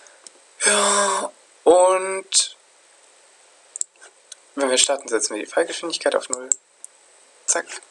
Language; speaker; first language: German; native; German